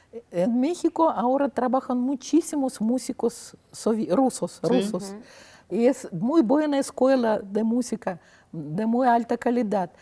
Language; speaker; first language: Spanish; non-native, fluent; Russian